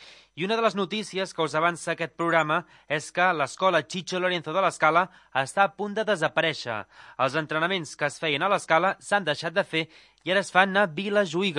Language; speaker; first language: Catalan; native; Catalan